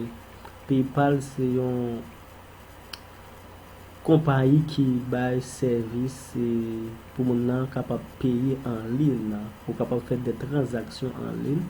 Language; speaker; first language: French; non-native, local second language; Haitian Creole